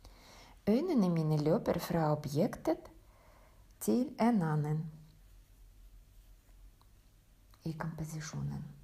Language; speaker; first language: Norwegian; non-native, fluent; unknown